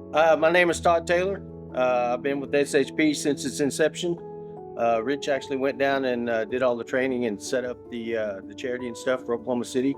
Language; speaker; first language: English; native; English